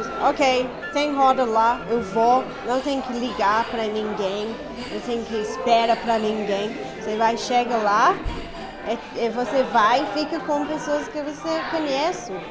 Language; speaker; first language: Portuguese; non-native, learner; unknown